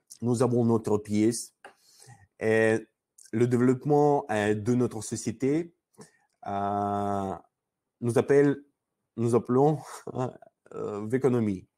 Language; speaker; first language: French; non-native, learner; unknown